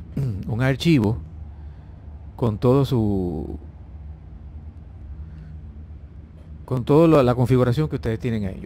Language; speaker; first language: Spanish; native; Spanish